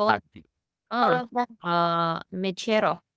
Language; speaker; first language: Spanish; non-native, learner; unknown